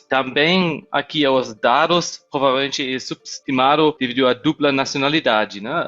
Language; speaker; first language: Portuguese; non-native, fluent; German